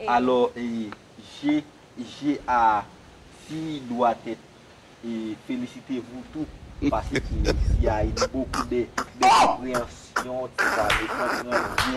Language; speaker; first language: French; non-native, learner; Haitian Creole